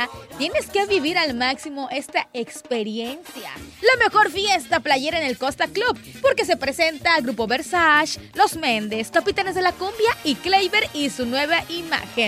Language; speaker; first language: Spanish; native; Spanish